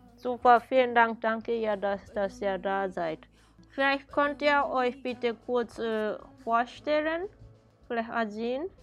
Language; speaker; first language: German; native; German